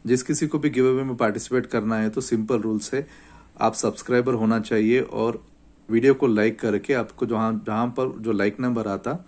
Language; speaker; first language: Hindi; non-native, local second language; Telugu